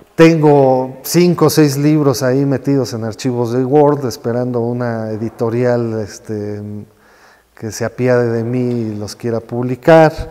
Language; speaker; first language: Spanish; native; Spanish